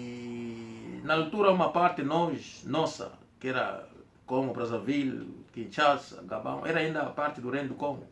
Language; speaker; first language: Portuguese; non-native, local second language; Kongo